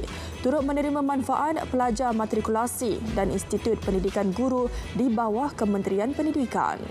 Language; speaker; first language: Malay; native; Malay